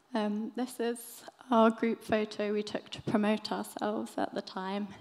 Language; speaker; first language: English; native; English